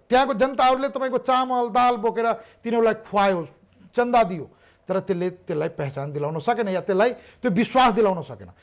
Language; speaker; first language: Nepali; non-native, local second language; Maithili